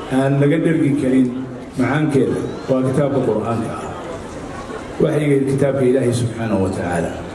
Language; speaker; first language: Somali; early bilingual, heritage; Somali